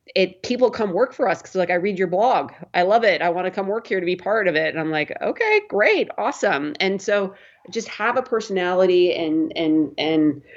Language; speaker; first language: English; native; English